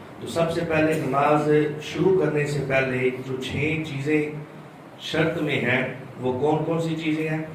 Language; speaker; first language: Urdu; non-native, local second language; Punjabi